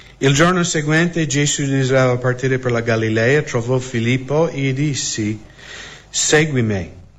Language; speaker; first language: Italian; non-native, fluent; English